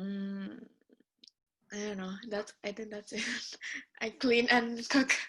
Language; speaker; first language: English; non-native, fluent; Indonesian